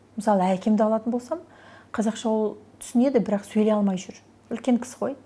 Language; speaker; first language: Kazakh; non-native, local second language; Russian